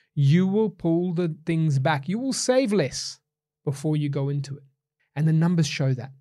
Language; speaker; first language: English; native; English